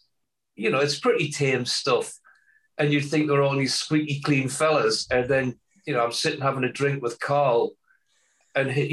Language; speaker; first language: English; native; English